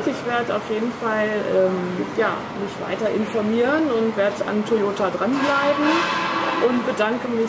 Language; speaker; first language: German; native; German